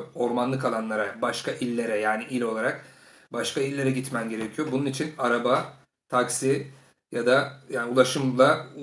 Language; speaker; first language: Turkish; native; Turkish